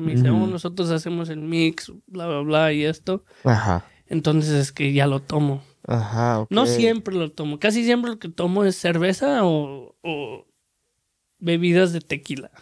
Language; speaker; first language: Spanish; early bilingual, heritage; Spanish